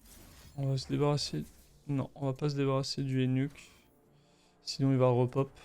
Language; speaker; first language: French; native; French